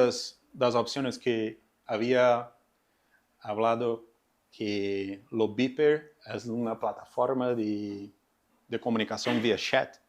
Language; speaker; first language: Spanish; non-native, learner; Portuguese